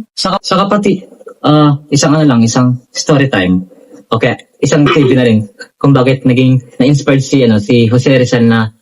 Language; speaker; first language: Filipino; non-native, local second language; Bikol